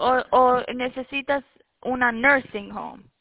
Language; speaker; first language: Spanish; early bilingual, heritage; Spanish